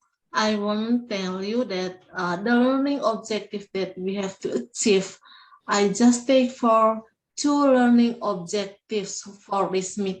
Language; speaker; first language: English; non-native, fluent; Indonesian